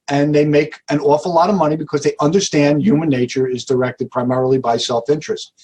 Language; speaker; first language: English; native; English